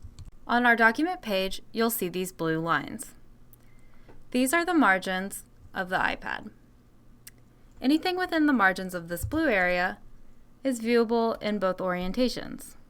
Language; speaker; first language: English; native; English